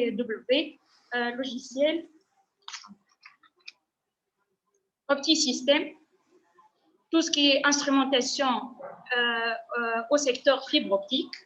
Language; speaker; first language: French; non-native, local second language; Arabic